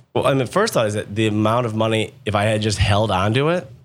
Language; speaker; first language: English; native; English